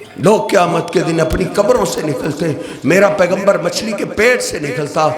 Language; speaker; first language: Urdu; non-native, local second language; Punjabi